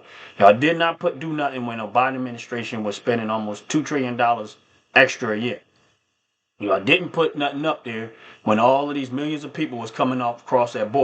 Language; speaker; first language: English; native; English